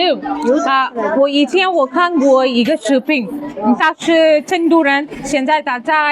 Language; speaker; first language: Chinese; non-native, learner; Tamil